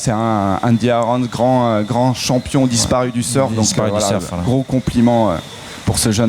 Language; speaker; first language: French; native; French